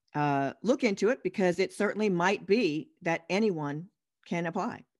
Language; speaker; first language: English; native; English